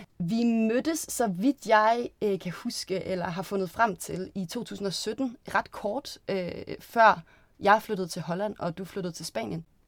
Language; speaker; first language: Danish; native; Danish